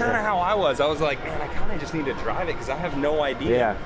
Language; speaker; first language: English; native; English